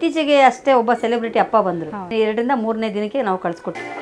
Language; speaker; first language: Kannada; native; Kannada